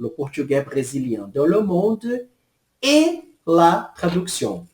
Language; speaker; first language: French; non-native, fluent; Portuguese